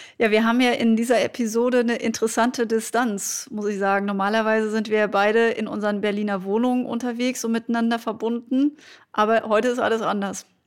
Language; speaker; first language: German; native; German